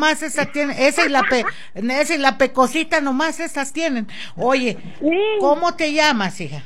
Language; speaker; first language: Spanish; native; Spanish